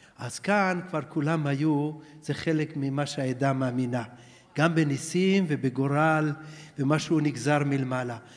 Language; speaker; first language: Hebrew; early bilingual, other home language; Persian